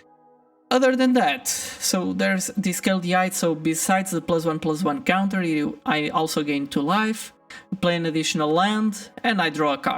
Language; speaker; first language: English; non-native, fluent; Portuguese